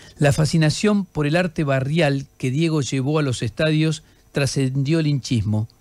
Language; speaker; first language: Spanish; native; Spanish